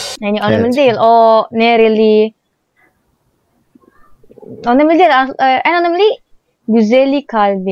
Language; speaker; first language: Turkish; non-native, learner; Indonesian